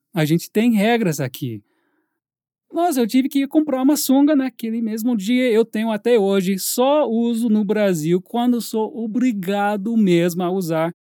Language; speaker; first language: Portuguese; non-native, fluent; English